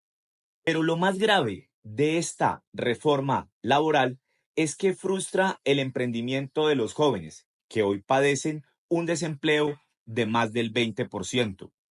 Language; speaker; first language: Spanish; native; Spanish